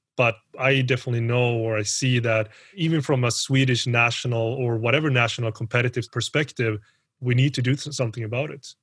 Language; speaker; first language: English; early bilingual, other home language; Spanish